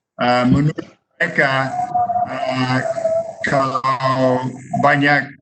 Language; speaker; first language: Indonesian; non-native, fluent; English